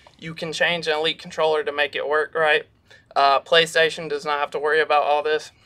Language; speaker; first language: English; native; English